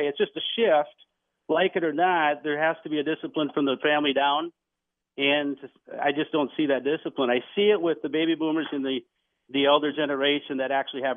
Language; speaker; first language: English; native; English